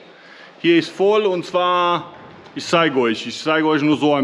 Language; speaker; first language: German; non-native, learner; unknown